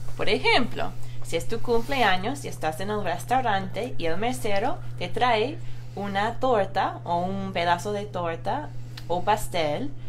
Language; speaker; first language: Spanish; non-native, fluent; English